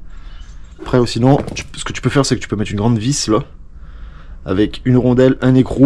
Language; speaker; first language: French; native; French